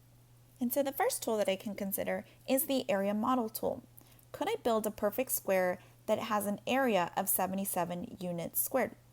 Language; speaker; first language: English; native; English